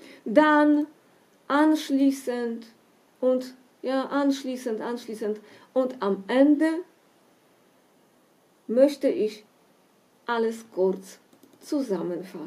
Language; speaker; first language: German; non-native, fluent; Polish